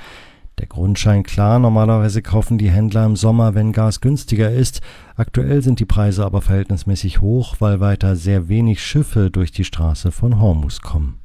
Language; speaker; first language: German; native; German